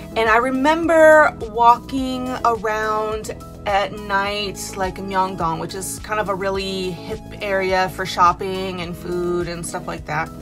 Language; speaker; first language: English; native; English